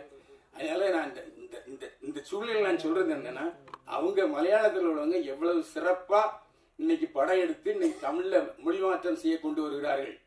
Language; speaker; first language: Tamil; native; Tamil